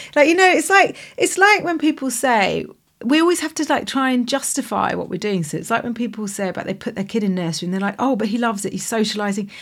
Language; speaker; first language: English; native; English